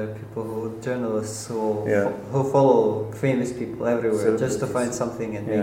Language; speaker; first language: English; non-native, fluent; Arabic